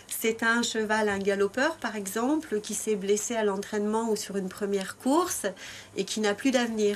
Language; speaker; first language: French; native; French